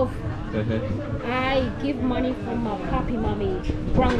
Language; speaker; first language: English; non-native, learner; Spanish